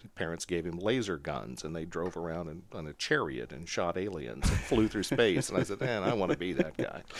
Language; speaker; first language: English; native; English